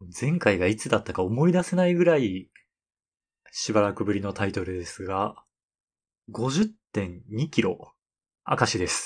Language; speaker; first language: Japanese; native; Japanese